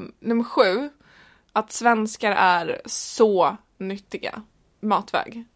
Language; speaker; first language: Swedish; native; Swedish